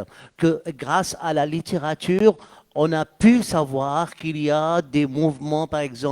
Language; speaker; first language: French; non-native, fluent; Arabic